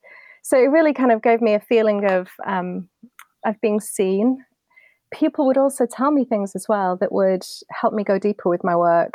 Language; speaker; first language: English; native; English